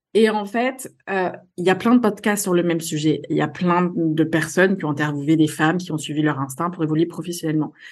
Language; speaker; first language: French; native; French